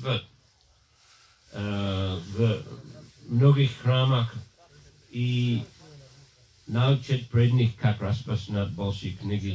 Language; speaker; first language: Russian; non-native, fluent; English